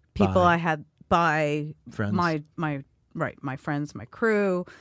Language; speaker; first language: English; native; English